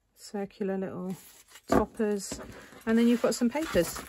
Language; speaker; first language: English; native; English